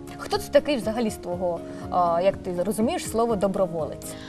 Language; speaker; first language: Ukrainian; native; Ukrainian